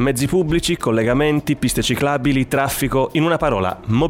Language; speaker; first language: Italian; native; Italian